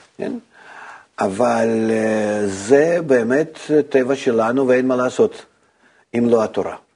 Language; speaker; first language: Hebrew; native; Hebrew